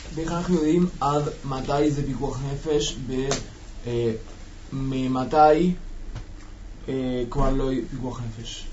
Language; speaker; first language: Hebrew; non-native, learner; Spanish